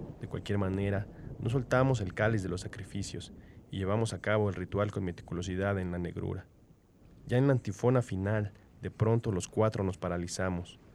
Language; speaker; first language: Spanish; native; Spanish